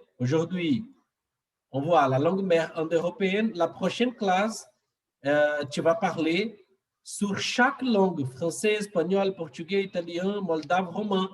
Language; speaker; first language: French; non-native, fluent; Portuguese